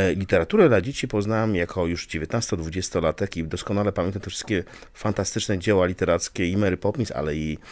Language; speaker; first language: Polish; native; Polish